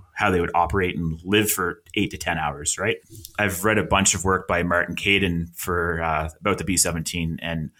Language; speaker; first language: English; native; English